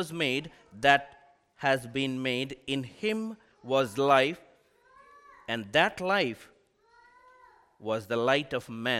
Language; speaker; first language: English; non-native, local second language; Telugu